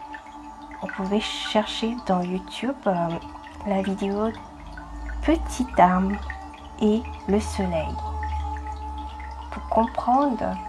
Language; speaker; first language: French; non-native, fluent; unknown